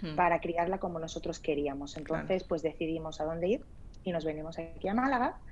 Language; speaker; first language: Spanish; early bilingual, other home language; Arabic